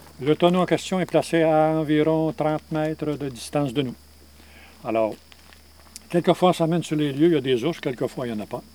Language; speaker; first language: French; native; French